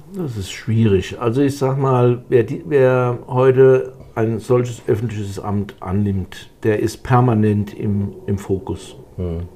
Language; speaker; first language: German; native; German